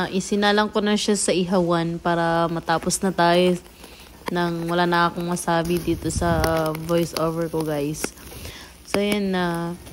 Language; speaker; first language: Filipino; non-native, local second language; Cebuano